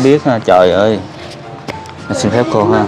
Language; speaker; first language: Vietnamese; native; Vietnamese